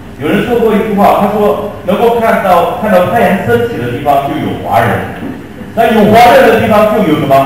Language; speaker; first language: Chinese; non-native, local second language; Hakka Chinese